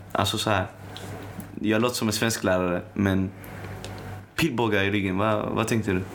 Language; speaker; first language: Swedish; early bilingual, other home language; Arabic